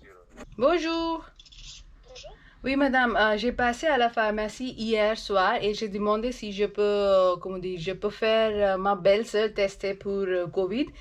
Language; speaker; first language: French; non-native, learner; Hindi